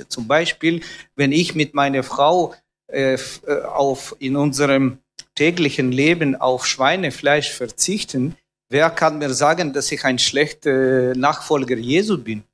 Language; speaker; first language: German; non-native, fluent; Russian